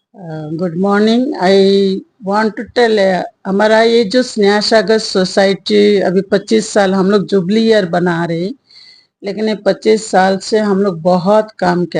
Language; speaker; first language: Hindi; non-native, local second language; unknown